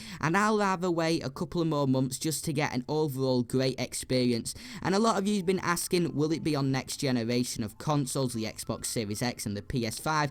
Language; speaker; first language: English; native; English